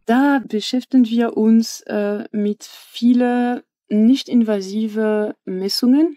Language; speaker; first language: German; non-native, fluent; French